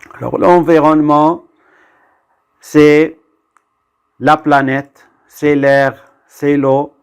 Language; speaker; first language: French; non-native, local second language; Arabic